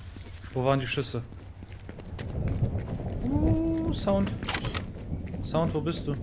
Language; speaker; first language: German; native; German